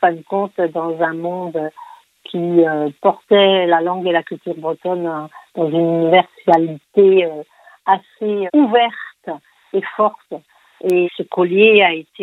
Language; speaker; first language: French; non-native, local second language; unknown